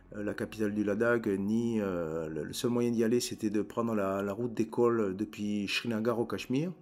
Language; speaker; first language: French; native; French